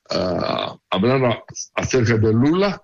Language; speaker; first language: Spanish; non-native, learner; Portuguese